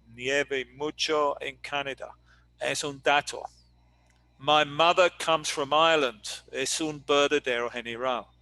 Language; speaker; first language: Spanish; non-native, fluent; English